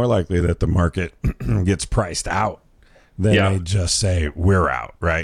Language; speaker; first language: English; native; English